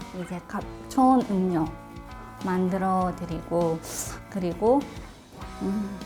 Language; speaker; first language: Korean; non-native, fluent; Russian